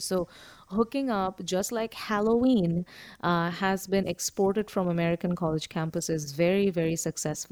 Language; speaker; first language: English; non-native, local second language; Bangla